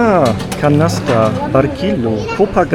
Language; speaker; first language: Spanish; non-native, learner; German